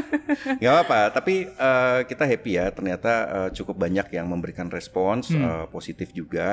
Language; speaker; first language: Indonesian; native; Indonesian